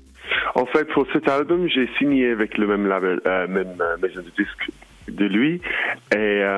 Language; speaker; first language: French; non-native, learner; English